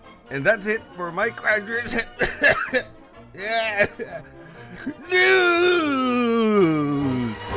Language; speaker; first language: English; native; English